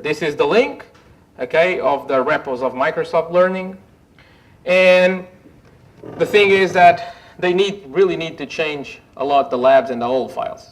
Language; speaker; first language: English; non-native, fluent; Portuguese